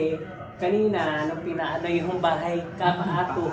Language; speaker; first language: Filipino; native; Filipino